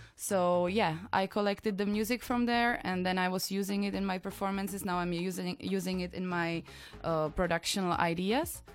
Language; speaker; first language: English; non-native, fluent; Czech